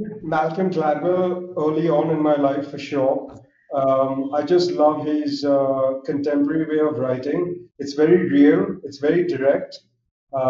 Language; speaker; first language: English; non-native, local second language; Gujarati